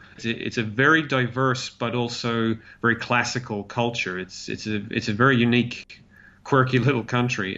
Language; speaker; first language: English; native; English